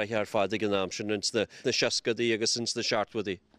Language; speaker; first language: Irish; native; Irish